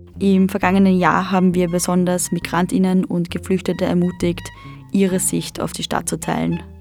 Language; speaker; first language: German; native; German